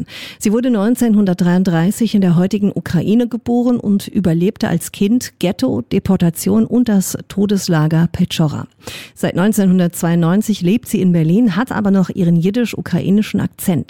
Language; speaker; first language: German; native; German